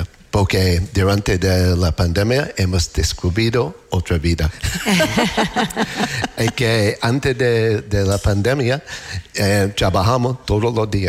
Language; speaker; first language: Spanish; non-native, learner; English